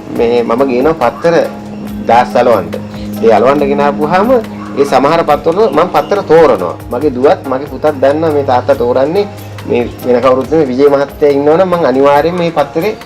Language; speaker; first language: Sinhala; non-native, local second language; Tamil